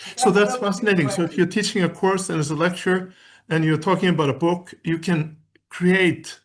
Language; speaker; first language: English; non-native, fluent; Icelandic